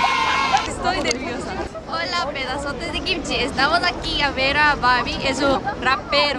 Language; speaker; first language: Spanish; non-native, learner; Korean